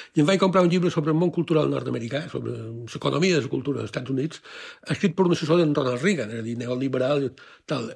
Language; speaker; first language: Catalan; native; Catalan